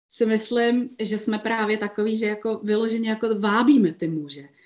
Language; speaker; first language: Czech; native; Czech